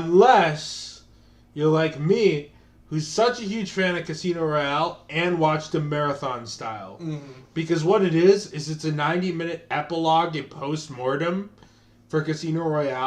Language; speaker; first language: English; native; English